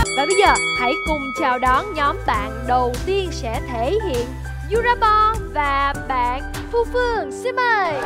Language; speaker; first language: Vietnamese; native; Vietnamese